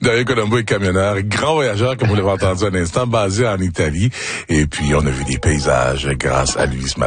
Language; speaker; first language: French; native; French